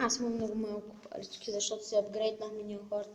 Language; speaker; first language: Bulgarian; native; Bulgarian